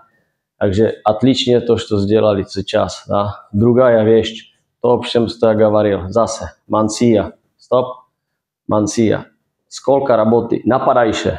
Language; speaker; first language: Russian; non-native, fluent; Czech